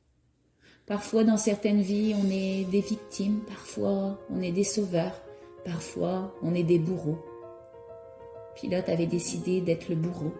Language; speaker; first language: French; native; French